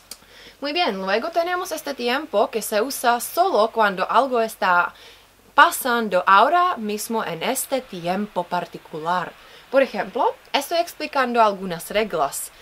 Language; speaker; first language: Spanish; non-native, fluent; Czech